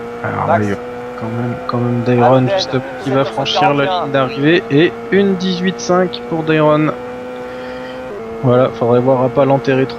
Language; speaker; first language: French; native; French